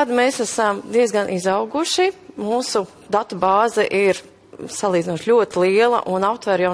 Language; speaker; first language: Latvian; native; Latvian